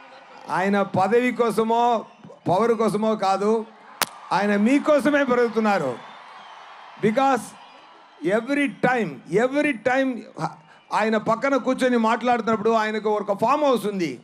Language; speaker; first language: Telugu; non-native, local second language; Tamil